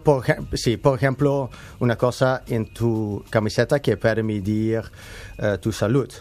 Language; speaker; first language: Spanish; non-native, learner; Dutch